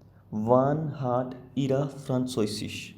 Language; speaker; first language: German; non-native, learner; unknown